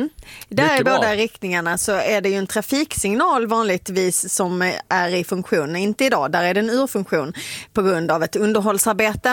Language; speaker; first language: Swedish; native; Swedish